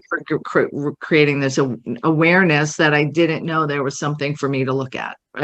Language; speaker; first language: English; native; English